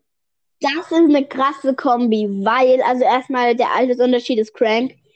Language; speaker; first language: German; native; German